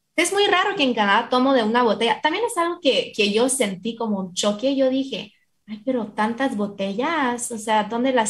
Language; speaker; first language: Spanish; non-native, fluent; English